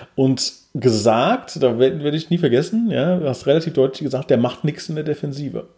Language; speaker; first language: German; native; German